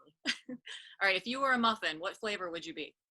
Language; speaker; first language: English; native; English